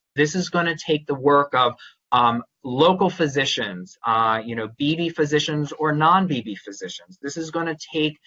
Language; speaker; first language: English; native; English